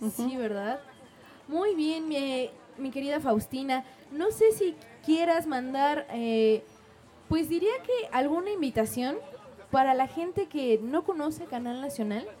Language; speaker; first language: Spanish; native; Spanish